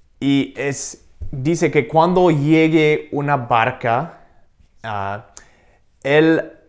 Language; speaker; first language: Spanish; non-native, fluent; English